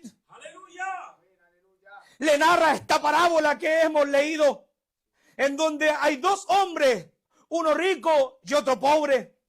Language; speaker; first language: Spanish; native; Spanish